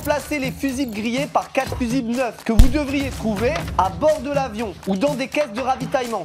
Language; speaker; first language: French; native; French